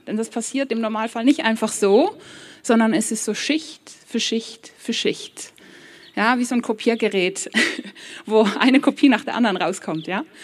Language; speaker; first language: German; early bilingual, other home language; Polish